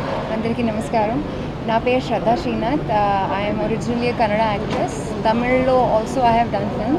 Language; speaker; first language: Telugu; non-native, learner; Kannada